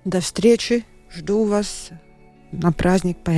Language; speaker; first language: Russian; non-native, local second language; Latvian